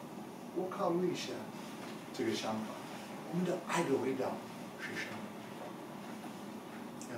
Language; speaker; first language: Chinese; non-native, learner; English